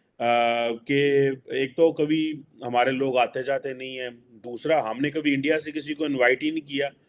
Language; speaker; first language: Urdu; non-native, local second language; Punjabi